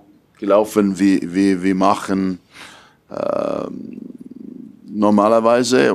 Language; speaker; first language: German; non-native, learner; English